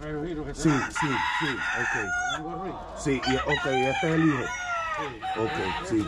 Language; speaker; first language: Spanish; non-native, fluent; English